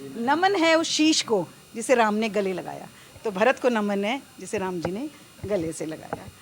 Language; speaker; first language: Hindi; native; Hindi